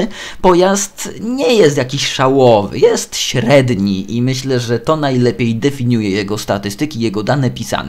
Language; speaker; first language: Polish; native; Polish